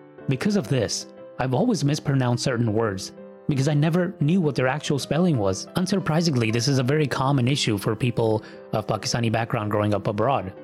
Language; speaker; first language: English; early bilingual, other home language; Punjabi